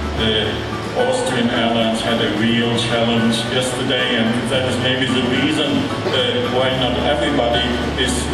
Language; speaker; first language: English; non-native, fluent; German